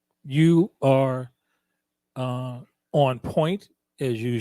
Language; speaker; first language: English; native; English